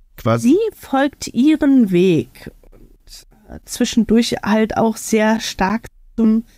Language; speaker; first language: German; native; German